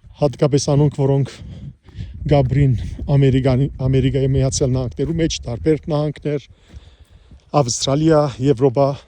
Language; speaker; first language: Armenian; early bilingual, heritage; Armenian